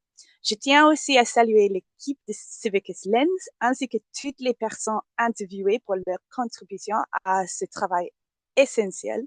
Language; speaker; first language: French; non-native, fluent; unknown